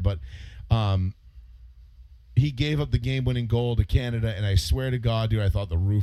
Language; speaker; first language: English; native; English